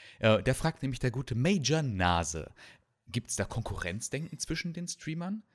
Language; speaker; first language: German; native; German